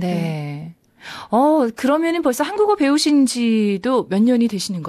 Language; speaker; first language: Korean; native; Korean